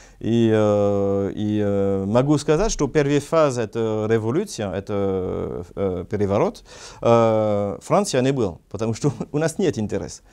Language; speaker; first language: Russian; non-native, learner; French